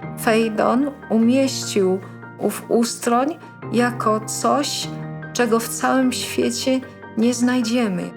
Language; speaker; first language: Polish; native; Polish